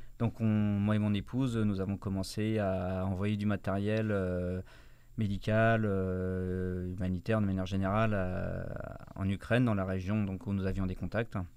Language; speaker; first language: French; native; French